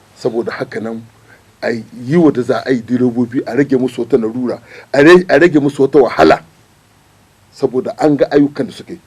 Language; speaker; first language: Hausa; native; Hausa